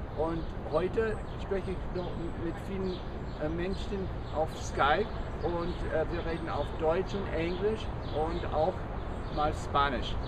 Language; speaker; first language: German; non-native, fluent; English